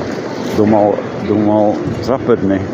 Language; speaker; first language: Russian; non-native, learner; English